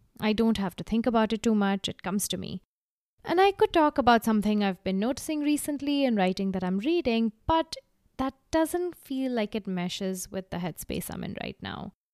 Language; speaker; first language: English; non-native, local second language; Gujarati